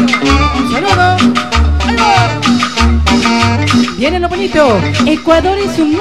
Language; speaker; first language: Spanish; native; Spanish